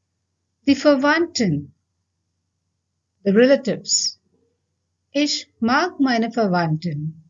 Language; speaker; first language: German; non-native, fluent; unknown